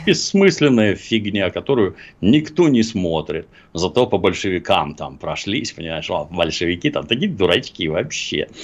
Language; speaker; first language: Russian; native; Russian